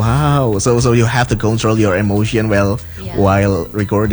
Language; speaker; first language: English; non-native, learner; Indonesian